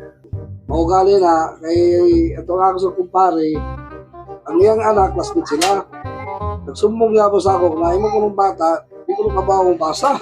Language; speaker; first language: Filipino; non-native, local second language; Cebuano